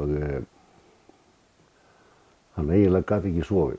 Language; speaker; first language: Icelandic; native; Icelandic